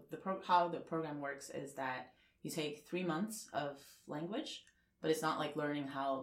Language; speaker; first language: English; non-native, fluent; Chinese